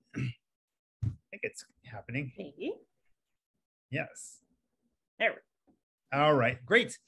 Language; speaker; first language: English; native; English